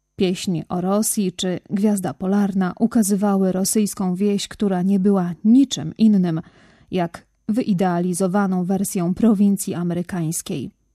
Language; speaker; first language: Polish; native; Polish